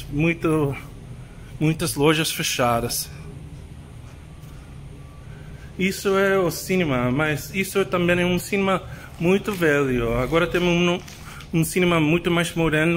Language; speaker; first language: Portuguese; non-native, learner; English